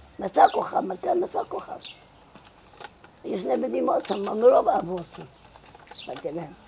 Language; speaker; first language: Hebrew; non-native, local second language; Arabic